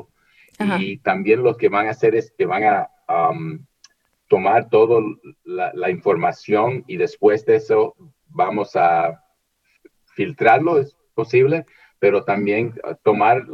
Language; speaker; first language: Spanish; early bilingual, heritage; Spanish